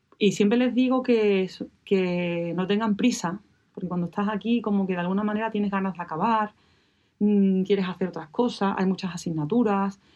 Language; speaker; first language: Spanish; native; Spanish